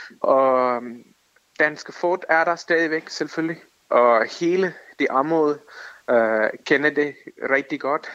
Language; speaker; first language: Danish; non-native, fluent; Tamil